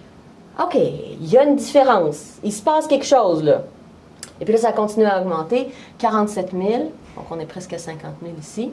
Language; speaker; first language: French; native; French